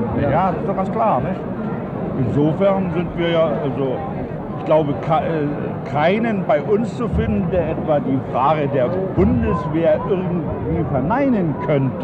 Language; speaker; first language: German; native; German